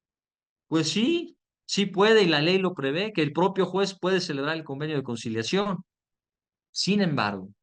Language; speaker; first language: Spanish; native; Spanish